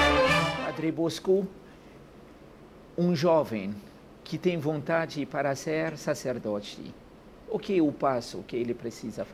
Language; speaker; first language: Portuguese; non-native, learner; Arabic